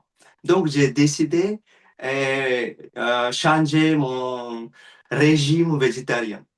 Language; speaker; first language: French; non-native, learner; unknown